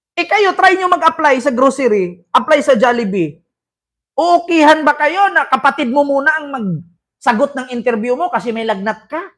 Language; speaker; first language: Filipino; non-native, local second language; Cebuano